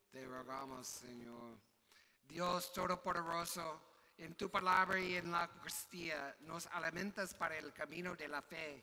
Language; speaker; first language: Spanish; non-native, learner; English